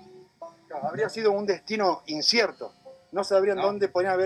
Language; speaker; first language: Spanish; native; Spanish